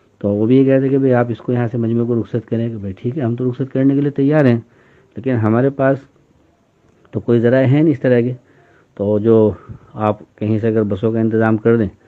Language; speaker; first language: Urdu; native; Urdu